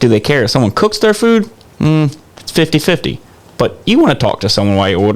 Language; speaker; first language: English; native; English